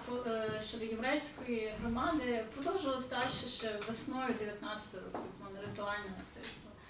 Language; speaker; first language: Ukrainian; early bilingual, heritage; Ukrainian